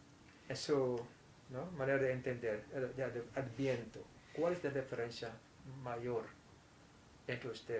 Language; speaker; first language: Spanish; non-native, fluent; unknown